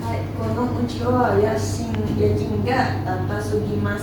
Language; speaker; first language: Japanese; non-native, learner; Indonesian